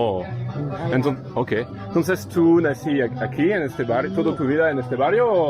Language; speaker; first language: Spanish; non-native, learner; French